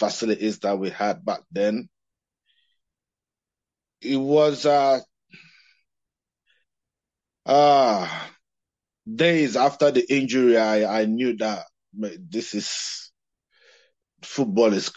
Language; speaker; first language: English; non-native, local second language; Igbo